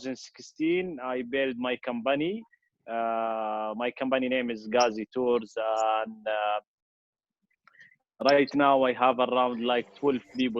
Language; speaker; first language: English; non-native, fluent; Arabic